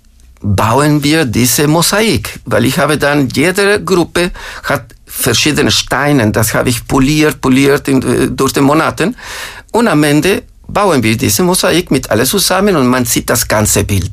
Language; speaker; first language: German; non-native, fluent; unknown